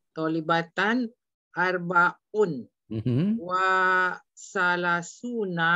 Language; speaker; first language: Arabic; non-native, learner; Malay